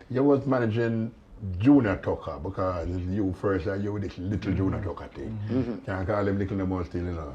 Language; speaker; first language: English; native; English